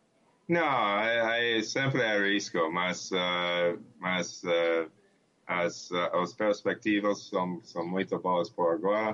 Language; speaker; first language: Portuguese; non-native, learner; English